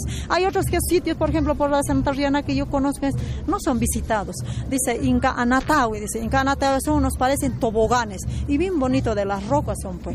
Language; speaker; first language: Spanish; native; Spanish